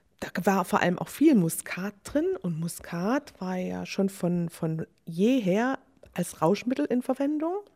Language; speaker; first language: German; native; German